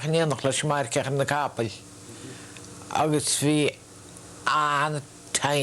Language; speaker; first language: Irish; native; Irish